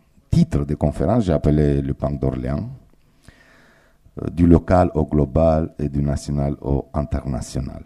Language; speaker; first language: French; non-native, fluent; Romanian